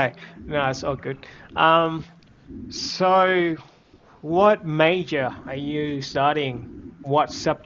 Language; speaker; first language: English; non-native, fluent; Vietnamese